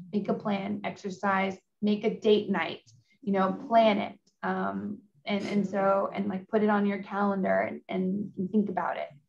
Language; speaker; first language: English; early bilingual, other home language; Spanish